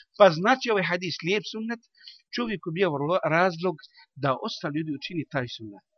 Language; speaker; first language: Bosnian; non-native, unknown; Arabic